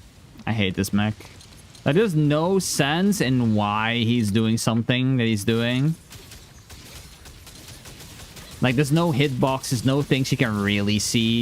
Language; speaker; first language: English; native; English